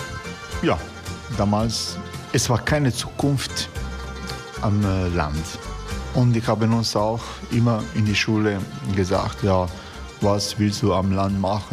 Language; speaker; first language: German; non-native, fluent; Croatian